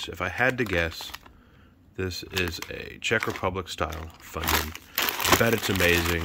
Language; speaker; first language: English; native; English